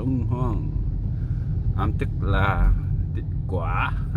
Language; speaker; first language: Vietnamese; non-native, learner; Korean